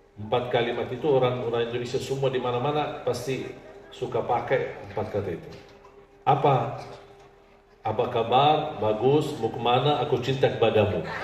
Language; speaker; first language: Indonesian; non-native, fluent; Arabic